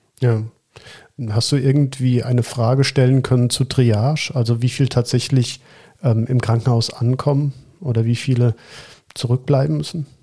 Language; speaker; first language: German; native; German